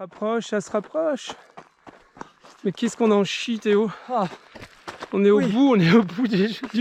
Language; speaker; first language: French; native; French